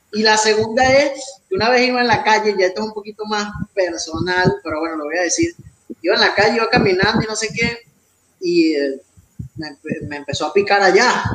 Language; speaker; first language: Spanish; native; Spanish